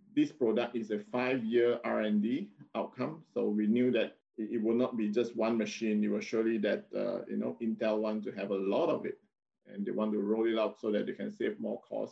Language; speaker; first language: English; non-native, local second language; Min Nan Chinese